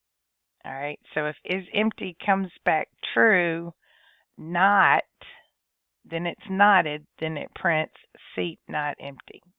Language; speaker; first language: English; native; English